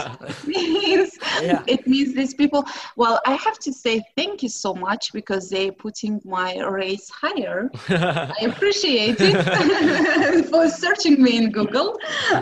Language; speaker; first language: English; non-native, fluent; Russian